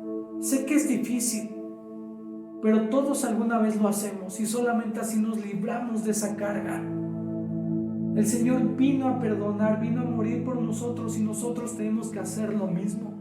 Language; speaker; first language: Spanish; native; Spanish